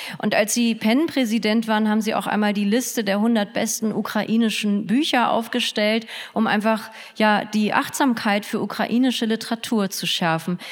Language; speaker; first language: German; native; German